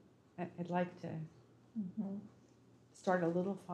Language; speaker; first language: English; native; English